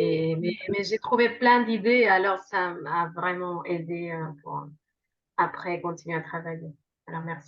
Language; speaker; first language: French; non-native, fluent; Spanish